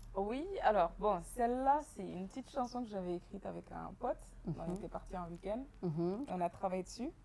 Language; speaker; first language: French; non-native, local second language; Wolof